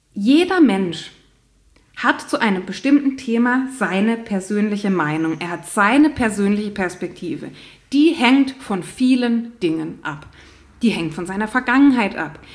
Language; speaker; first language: German; native; German